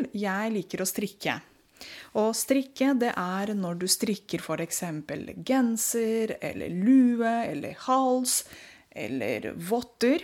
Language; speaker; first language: Norwegian; non-native, fluent; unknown